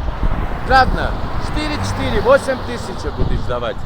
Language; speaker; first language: Russian; non-native, learner; Armenian